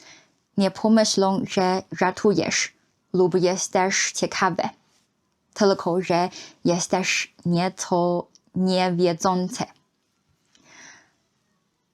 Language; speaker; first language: Polish; non-native, fluent; Chinese